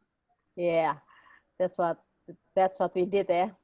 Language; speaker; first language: English; non-native, fluent; Indonesian